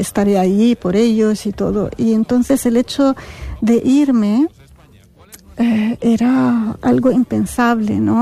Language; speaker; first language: Spanish; non-native, fluent; Arabic